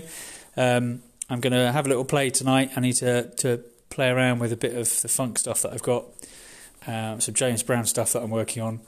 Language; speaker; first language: English; native; English